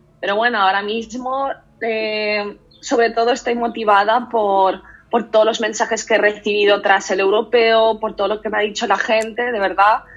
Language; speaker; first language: Spanish; early bilingual, other home language; Russian